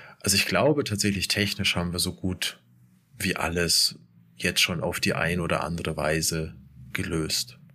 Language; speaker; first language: German; native; German